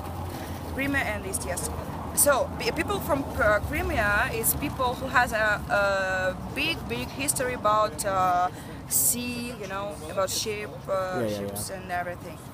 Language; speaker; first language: English; non-native, learner; Russian